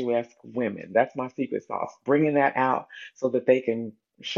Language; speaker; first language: English; native; English